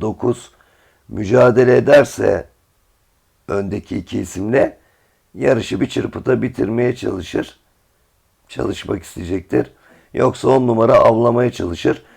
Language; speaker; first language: Turkish; native; Turkish